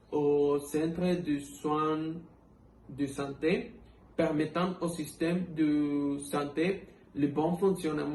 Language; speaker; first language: French; non-native, fluent; Spanish